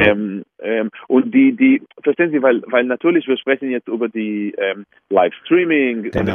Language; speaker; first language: German; non-native, fluent; Hebrew